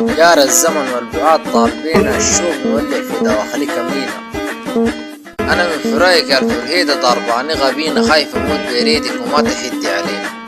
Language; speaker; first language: Arabic; native; Arabic